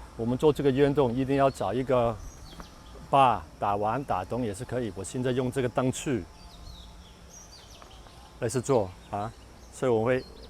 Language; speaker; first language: Chinese; non-native, local second language; Cantonese